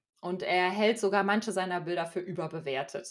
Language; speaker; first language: German; native; German